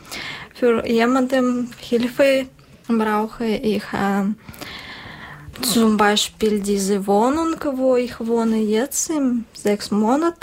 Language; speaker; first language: German; non-native, learner; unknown